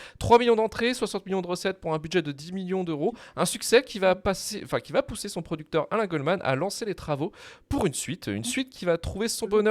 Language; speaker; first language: French; native; French